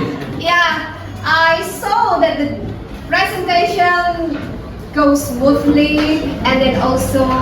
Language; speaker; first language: English; non-native, fluent; Indonesian